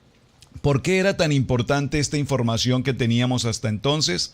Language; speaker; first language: Spanish; native; Spanish